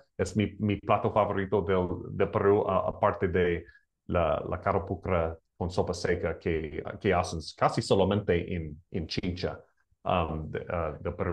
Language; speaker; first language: Spanish; non-native, learner; English